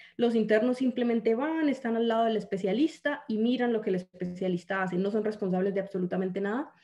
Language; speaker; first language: Spanish; native; Spanish